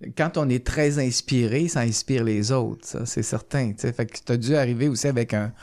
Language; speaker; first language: French; non-native, fluent; Spanish